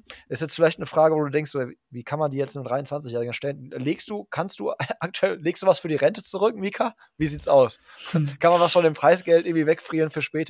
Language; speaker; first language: German; native; German